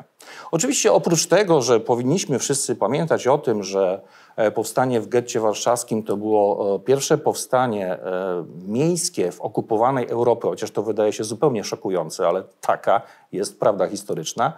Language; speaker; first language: Polish; native; Polish